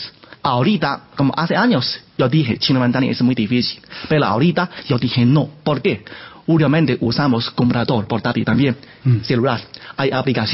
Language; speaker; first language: Spanish; non-native, learner; Chinese